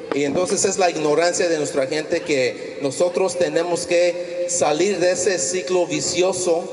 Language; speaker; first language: Spanish; early bilingual, heritage; Spanish